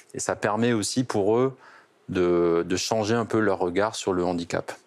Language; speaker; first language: French; native; French